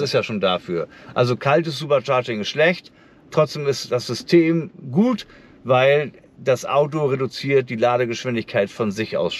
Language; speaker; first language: German; native; German